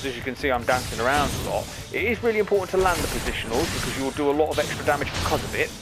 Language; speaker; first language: English; native; English